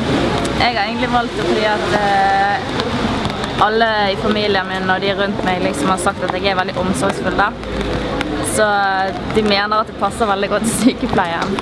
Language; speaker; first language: Norwegian; native; Norwegian